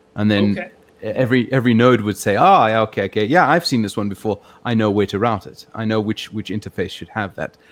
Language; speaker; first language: English; native; English